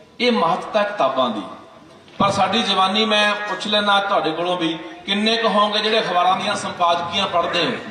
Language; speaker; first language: Punjabi; native; Punjabi